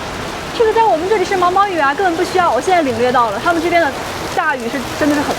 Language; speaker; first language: Chinese; native; Chinese